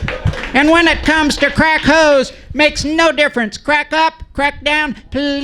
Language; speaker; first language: English; native; English